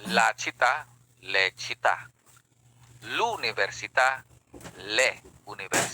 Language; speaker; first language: Italian; non-native, fluent; Filipino